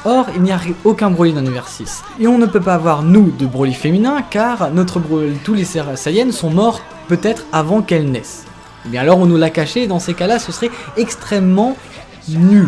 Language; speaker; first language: French; native; French